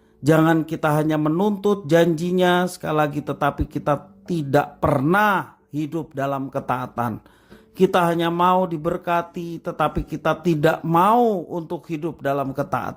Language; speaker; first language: Indonesian; native; Indonesian